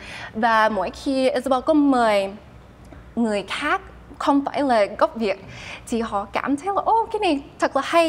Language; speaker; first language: Vietnamese; early bilingual, heritage; Vietnamese